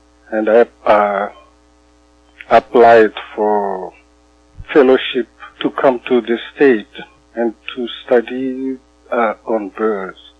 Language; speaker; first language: English; non-native, fluent; Malagasy